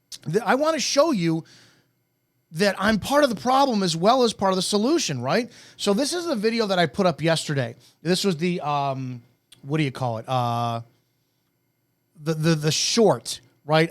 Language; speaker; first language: English; native; English